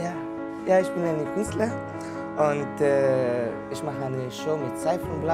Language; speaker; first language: German; non-native, learner; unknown